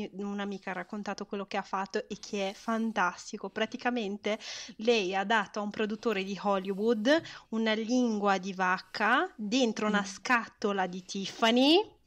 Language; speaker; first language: Italian; non-native, fluent; Portuguese